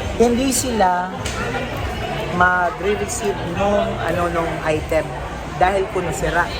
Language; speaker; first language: Filipino; non-native, local second language; Cebuano